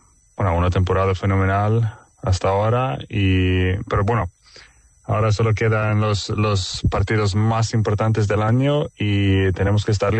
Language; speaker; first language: Spanish; non-native, fluent; Swedish